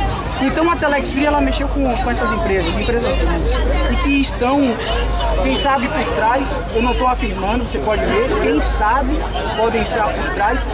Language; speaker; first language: Portuguese; native; Portuguese